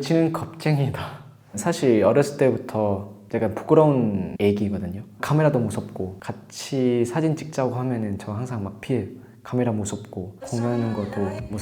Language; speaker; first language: Korean; non-native, fluent; Thai